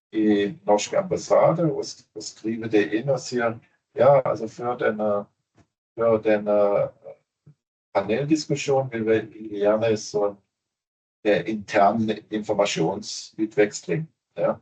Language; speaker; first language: Norwegian; non-native, fluent; German